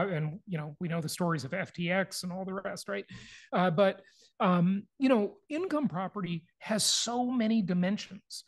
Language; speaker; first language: English; native; English